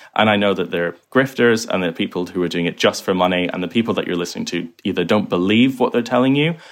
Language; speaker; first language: English; native; English